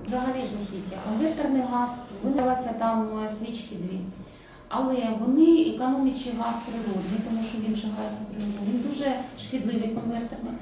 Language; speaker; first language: Ukrainian; non-native, local second language; Russian